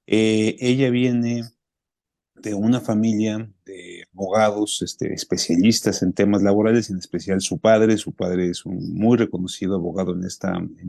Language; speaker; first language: Spanish; native; Spanish